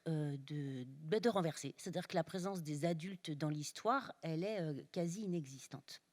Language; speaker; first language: French; native; French